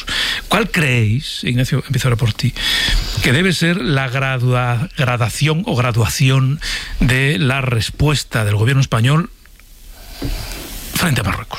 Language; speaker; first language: Spanish; native; Spanish